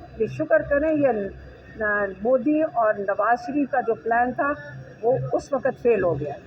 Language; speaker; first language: Urdu; native; Urdu